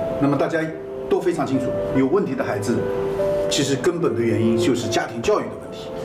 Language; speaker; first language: Chinese; native; Chinese